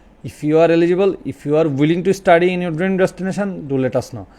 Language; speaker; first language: English; non-native, local second language; Bangla